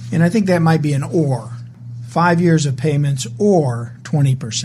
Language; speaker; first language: English; native; English